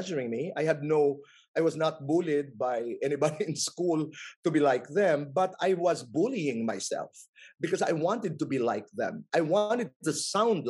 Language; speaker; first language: English; non-native, local second language; Waray